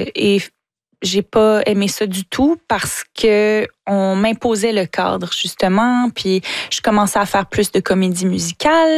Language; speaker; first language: French; native; French